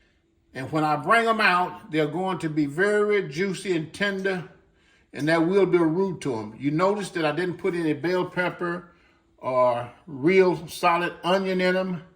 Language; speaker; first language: English; native; English